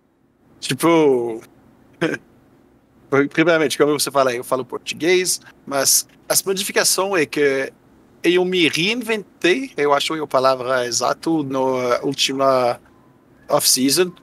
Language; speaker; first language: Portuguese; non-native, fluent; French